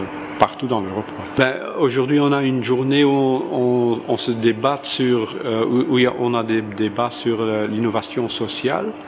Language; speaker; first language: French; non-native, local second language; Dutch